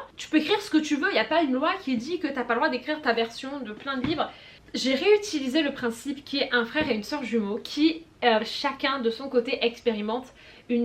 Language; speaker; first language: French; native; French